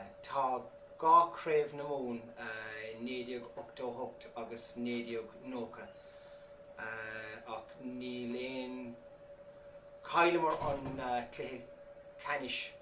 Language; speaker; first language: Irish; non-native, local second language; English